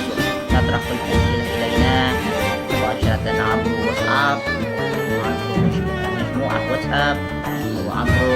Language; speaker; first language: Arabic; non-native, learner; Indonesian